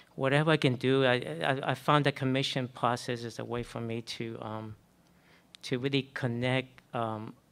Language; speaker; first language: English; native; English